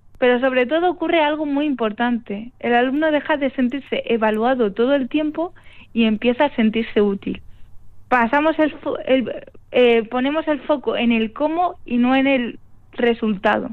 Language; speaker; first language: Spanish; native; Spanish